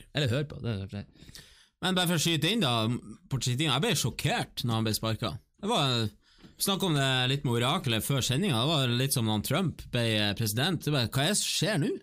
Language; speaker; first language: Norwegian; native; Norwegian